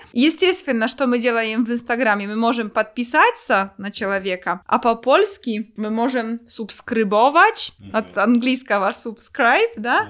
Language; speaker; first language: Russian; non-native, fluent; Polish